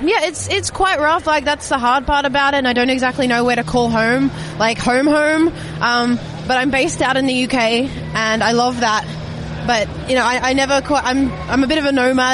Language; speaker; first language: English; native; English